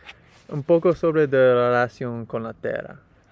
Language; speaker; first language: Spanish; non-native, learner; English